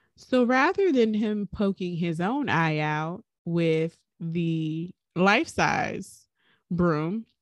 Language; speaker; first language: English; native; English